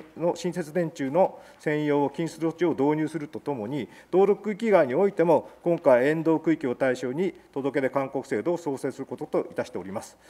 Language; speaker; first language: Japanese; native; Japanese